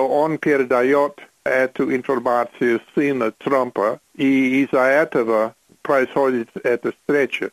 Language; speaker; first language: Russian; non-native, fluent; English